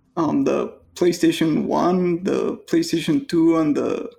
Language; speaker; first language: English; non-native, fluent; Spanish